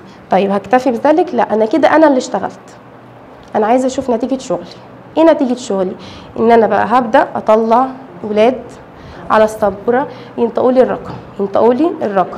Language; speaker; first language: Arabic; native; Arabic